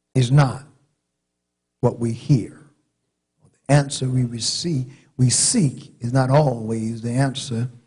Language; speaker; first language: English; native; English